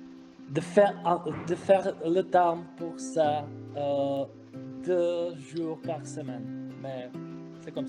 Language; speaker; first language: French; non-native, fluent; Czech